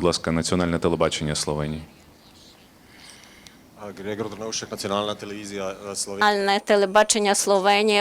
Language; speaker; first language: Ukrainian; non-native, learner; Slovenian